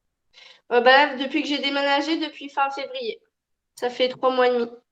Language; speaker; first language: French; native; French